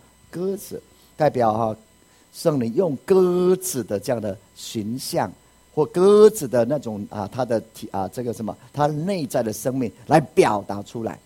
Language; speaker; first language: Chinese; native; Chinese